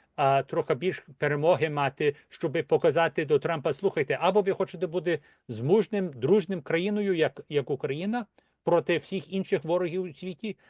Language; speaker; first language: Ukrainian; early bilingual, heritage; Ukrainian